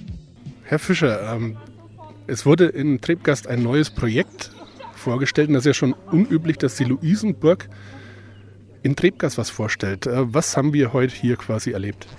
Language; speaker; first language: German; native; German